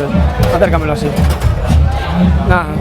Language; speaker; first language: Spanish; native; Spanish